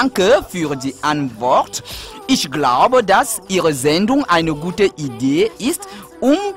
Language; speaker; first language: German; non-native, fluent; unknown